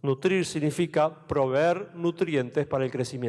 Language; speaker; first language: Spanish; native; Spanish